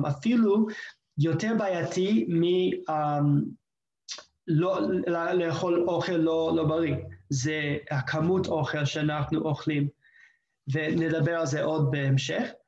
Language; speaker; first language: Hebrew; non-native, fluent; English